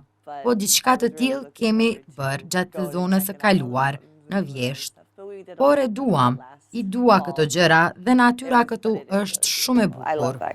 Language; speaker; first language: Albanian; non-native, fluent; English